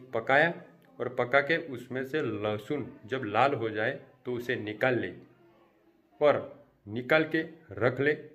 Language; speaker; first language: Hindi; non-native, local second language; Gujarati